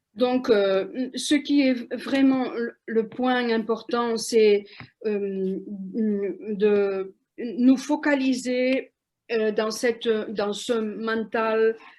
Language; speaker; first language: French; non-native, fluent; Spanish